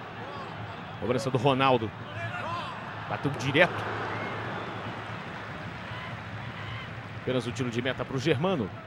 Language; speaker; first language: Portuguese; native; Portuguese